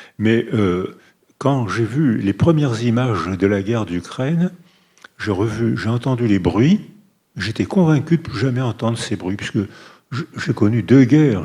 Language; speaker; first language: French; native; French